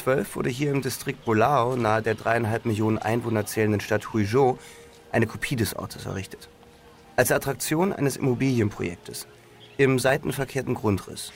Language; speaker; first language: German; native; German